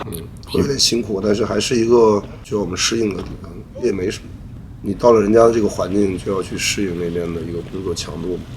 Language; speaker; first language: Chinese; native; Chinese